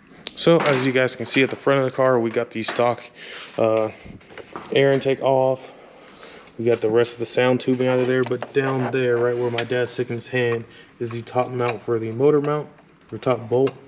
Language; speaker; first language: English; native; English